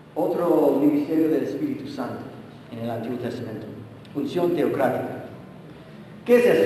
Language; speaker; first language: Spanish; non-native, fluent; English